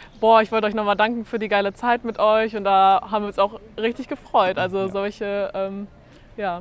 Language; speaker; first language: German; native; German